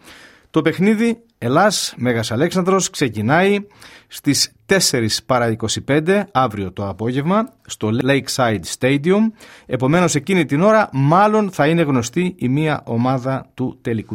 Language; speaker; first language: Greek; native; Greek